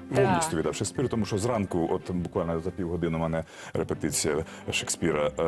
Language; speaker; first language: Ukrainian; native; Ukrainian